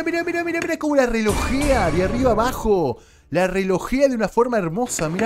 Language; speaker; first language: Spanish; native; Spanish